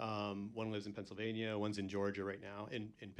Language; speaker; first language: English; native; English